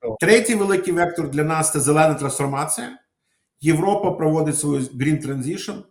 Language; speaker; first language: Ukrainian; non-native, local second language; Russian